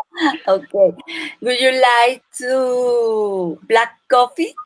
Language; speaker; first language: English; non-native, learner; Spanish